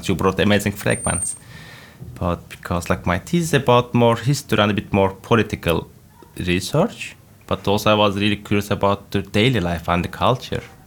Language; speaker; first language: English; non-native, fluent; Turkish